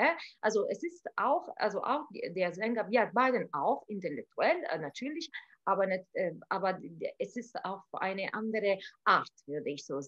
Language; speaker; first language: German; non-native, fluent; Italian